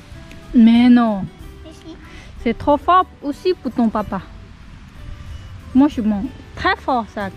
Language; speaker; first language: French; non-native, learner; Thai